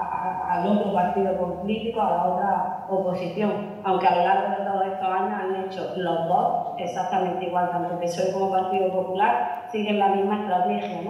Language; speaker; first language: Spanish; native; Spanish